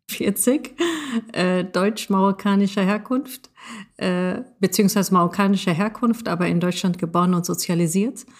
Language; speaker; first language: German; early bilingual, other home language; Arabic